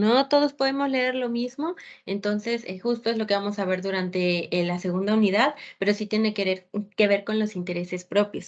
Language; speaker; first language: Spanish; native; Spanish